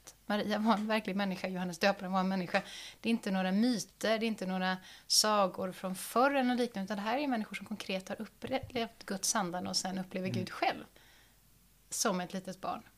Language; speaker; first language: Swedish; native; Swedish